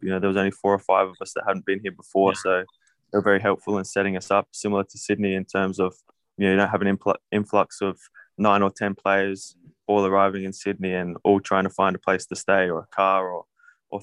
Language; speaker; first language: English; native; English